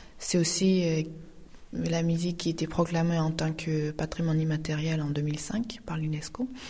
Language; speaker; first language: French; non-native, fluent; Uyghur